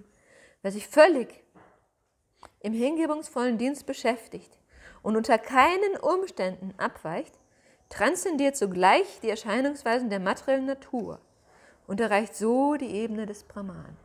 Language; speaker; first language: German; native; German